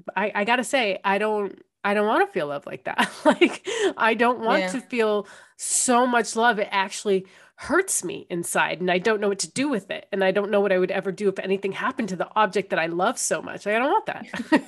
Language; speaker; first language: English; native; English